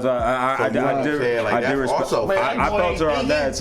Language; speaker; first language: English; native; English